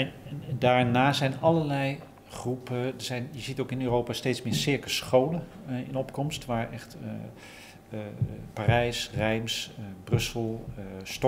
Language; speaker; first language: Dutch; native; Dutch